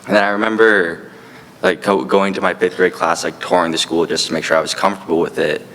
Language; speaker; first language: English; native; English